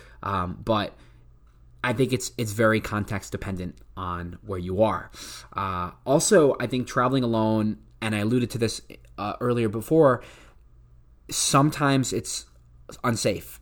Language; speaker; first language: English; native; English